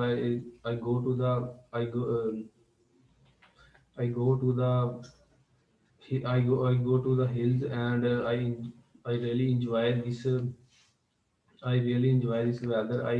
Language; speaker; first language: English; non-native, learner; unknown